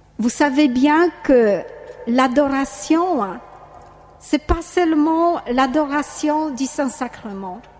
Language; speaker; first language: French; non-native, fluent; Polish